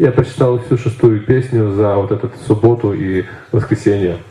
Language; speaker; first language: Russian; native; Russian